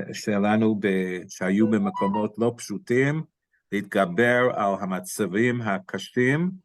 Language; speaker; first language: Hebrew; non-native, fluent; English